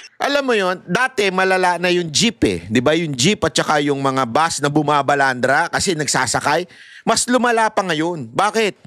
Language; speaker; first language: Filipino; native; Filipino